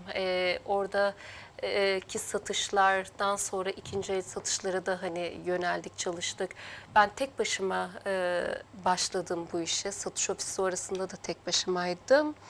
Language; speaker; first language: Turkish; early bilingual, heritage; Turkish